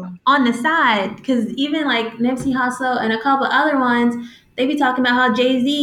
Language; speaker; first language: English; native; English